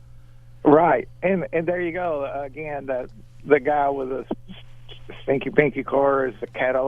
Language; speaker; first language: English; native; English